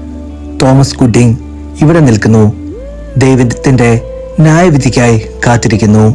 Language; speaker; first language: Malayalam; native; Malayalam